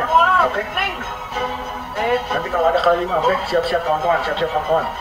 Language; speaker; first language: Indonesian; native; Indonesian